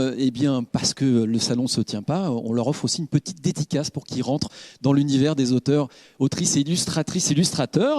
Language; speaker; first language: French; native; French